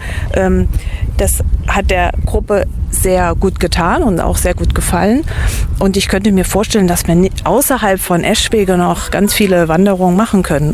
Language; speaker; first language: German; native; German